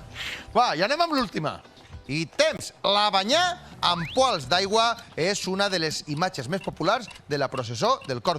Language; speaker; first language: Catalan; native; Catalan